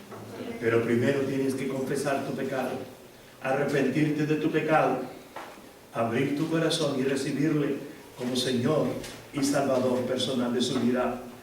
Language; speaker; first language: Spanish; native; Spanish